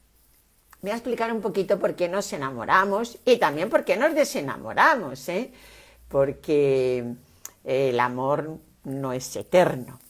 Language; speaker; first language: Spanish; native; Spanish